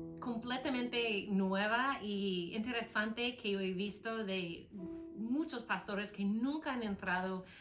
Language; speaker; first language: Spanish; non-native, fluent; English